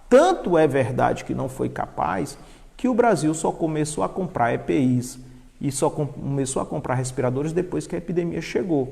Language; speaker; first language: Portuguese; native; Portuguese